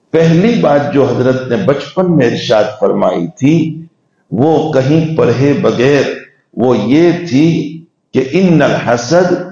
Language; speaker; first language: Urdu; non-native, local second language; Gujarati